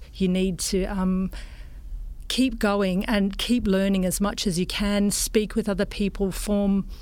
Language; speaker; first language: English; native; English